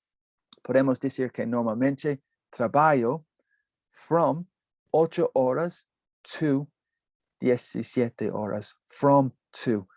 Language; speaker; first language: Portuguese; non-native, learner; English